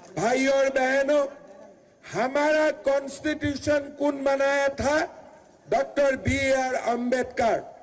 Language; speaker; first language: Hindi; non-native, local second language; Assamese